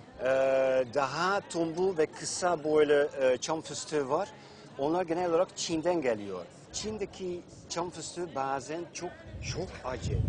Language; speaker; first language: Turkish; non-native, fluent; Dutch